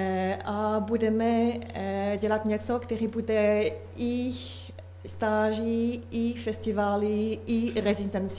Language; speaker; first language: Czech; non-native, learner; French